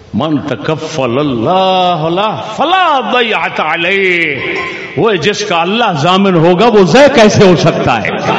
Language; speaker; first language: Urdu; non-native, local second language; Punjabi